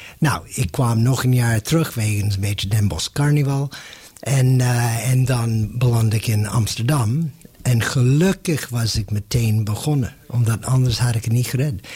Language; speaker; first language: Dutch; non-native, fluent; English